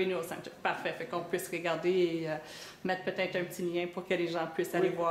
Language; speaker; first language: French; native; French